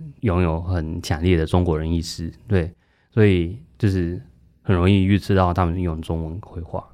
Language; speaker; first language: Chinese; non-native, fluent; Japanese